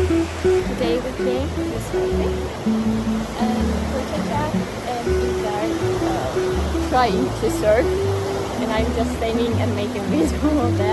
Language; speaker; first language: English; non-native, learner; Russian